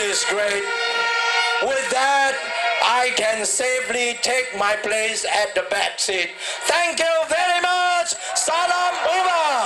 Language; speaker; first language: English; non-native, local second language; Chinese